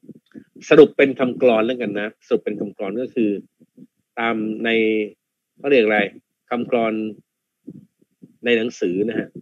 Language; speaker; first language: Thai; native; Thai